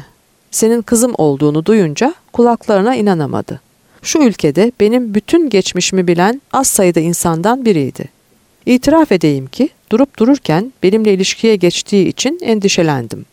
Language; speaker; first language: Turkish; native; Turkish